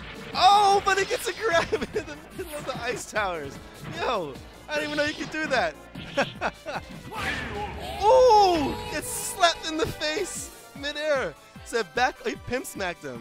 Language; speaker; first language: English; native; English